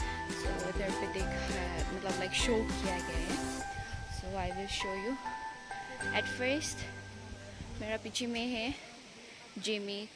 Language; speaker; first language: Hindi; non-native, local second language; Assamese